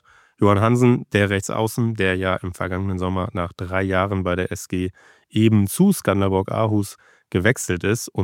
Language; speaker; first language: German; native; German